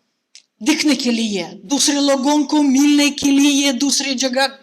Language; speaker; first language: Hindi; non-native, fluent; Russian